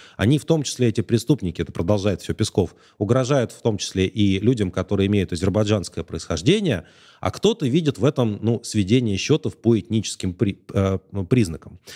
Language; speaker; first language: Russian; native; Russian